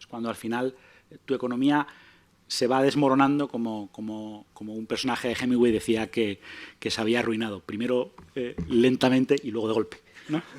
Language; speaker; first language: Spanish; native; Spanish